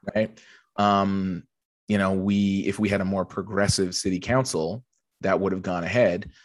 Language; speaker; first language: English; native; English